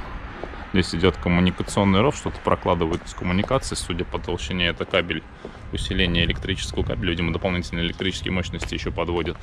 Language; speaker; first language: Russian; native; Russian